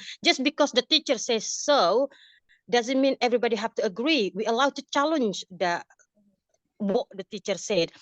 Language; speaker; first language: English; non-native, fluent; Indonesian